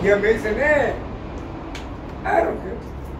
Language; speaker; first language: English; non-native, learner; Spanish